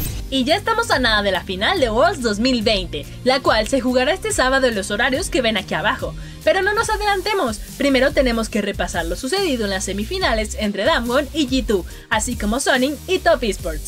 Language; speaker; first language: Spanish; native; Spanish